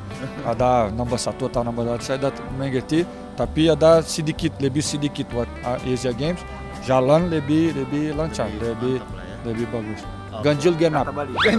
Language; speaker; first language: Indonesian; non-native, learner; Portuguese